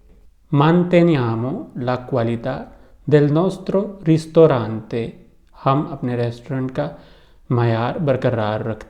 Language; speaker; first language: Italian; non-native, learner; Urdu